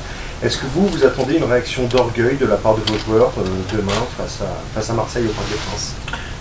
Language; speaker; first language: French; native; French